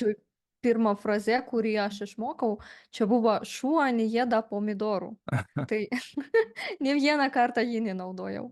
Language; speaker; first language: Lithuanian; non-native, fluent; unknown